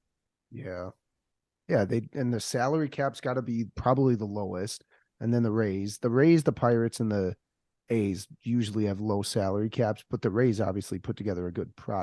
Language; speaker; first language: English; native; English